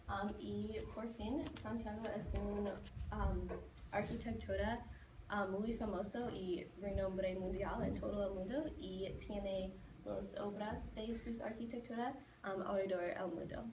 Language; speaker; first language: Spanish; non-native, learner; English